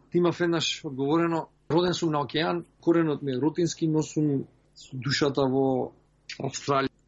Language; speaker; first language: Macedonian; early bilingual, heritage; Macedonian